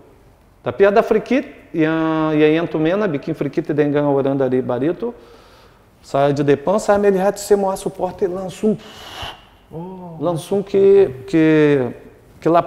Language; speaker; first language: Indonesian; non-native, fluent; Portuguese